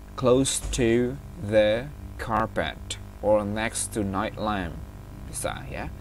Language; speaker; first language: English; non-native, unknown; Indonesian